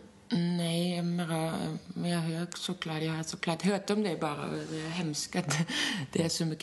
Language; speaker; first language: Swedish; non-native, fluent; German